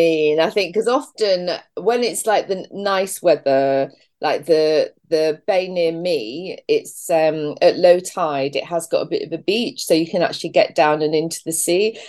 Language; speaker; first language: English; native; English